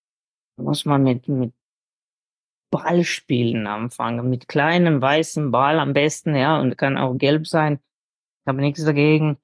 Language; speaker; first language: German; non-native, fluent; Slovenian